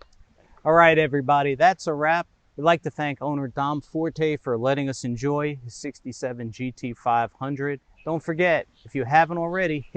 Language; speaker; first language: English; native; English